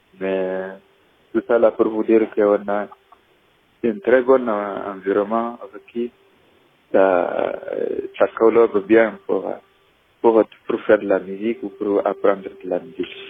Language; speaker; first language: French; non-native, local second language; Tamasheq